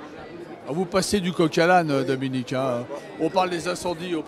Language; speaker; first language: French; native; French